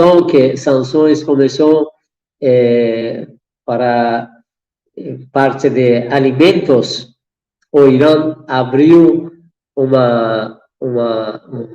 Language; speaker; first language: Portuguese; non-native, fluent; Persian